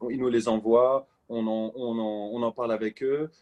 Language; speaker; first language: French; native; French